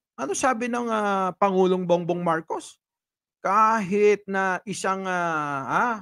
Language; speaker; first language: Filipino; native; Filipino